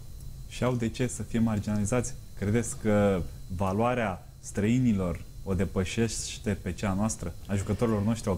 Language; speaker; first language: Romanian; native; Romanian